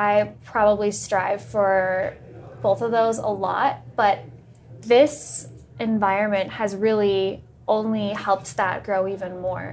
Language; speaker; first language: English; native; English